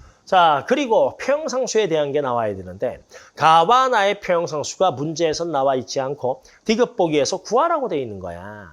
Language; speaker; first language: Korean; native; Korean